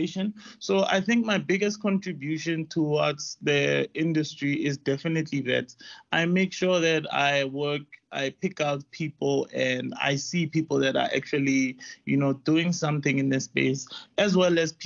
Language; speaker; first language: English; non-native, local second language; Tswana